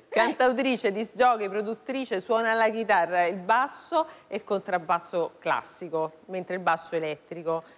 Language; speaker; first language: Italian; native; Italian